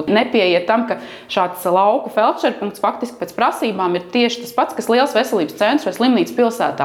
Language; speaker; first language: Latvian; native; Latvian